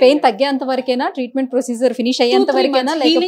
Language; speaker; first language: Telugu; native; Telugu